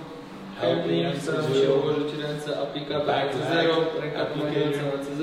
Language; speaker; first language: Polish; native; Polish